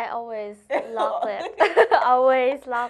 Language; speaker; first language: English; non-native, learner; Thai